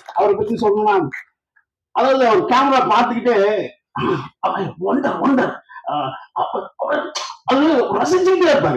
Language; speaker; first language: Tamil; native; Tamil